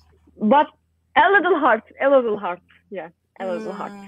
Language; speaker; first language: English; non-native, learner; Turkish